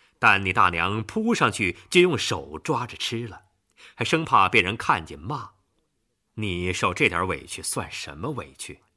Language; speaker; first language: Chinese; native; Chinese